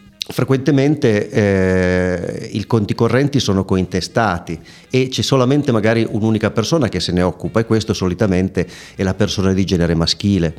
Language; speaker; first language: Italian; native; Italian